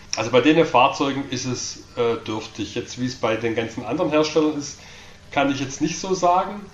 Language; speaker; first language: German; native; German